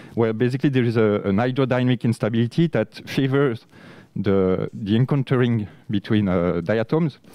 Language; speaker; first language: English; non-native, fluent; French